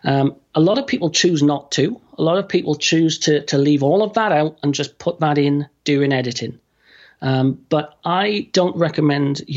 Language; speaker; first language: English; native; English